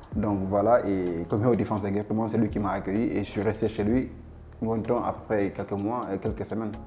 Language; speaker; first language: French; non-native, local second language; Fula